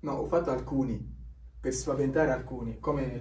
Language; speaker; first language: Italian; non-native, learner; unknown